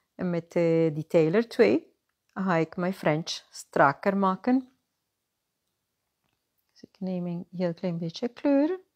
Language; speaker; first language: Dutch; non-native, fluent; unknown